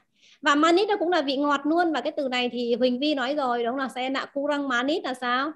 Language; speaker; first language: Vietnamese; native; Vietnamese